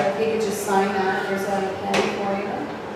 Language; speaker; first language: English; native; English